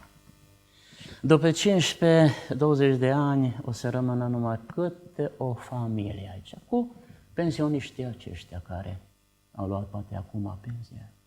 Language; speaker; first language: Romanian; non-native, local second language; Czech